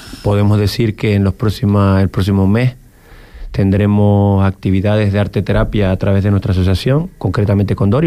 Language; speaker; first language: Spanish; native; Spanish